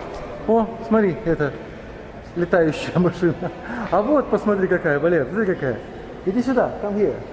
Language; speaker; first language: Russian; native; Russian